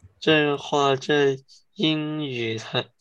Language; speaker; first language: Chinese; early bilingual, heritage; Chinese